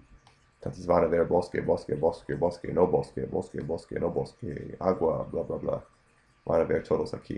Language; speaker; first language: Spanish; non-native, fluent; English